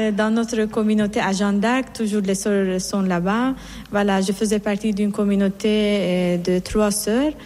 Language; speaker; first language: French; non-native, fluent; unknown